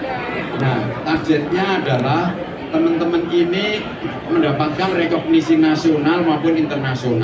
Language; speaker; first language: Indonesian; native; Indonesian